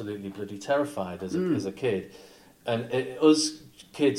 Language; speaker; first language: English; native; English